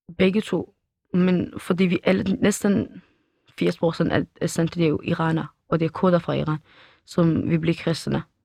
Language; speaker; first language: Danish; early bilingual, other home language; Kurdish